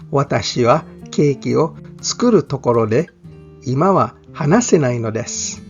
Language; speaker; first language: Japanese; non-native, fluent; English